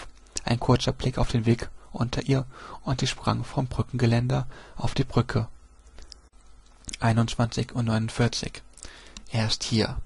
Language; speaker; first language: German; native; German